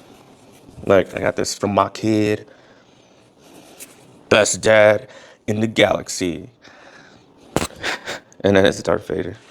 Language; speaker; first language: English; native; English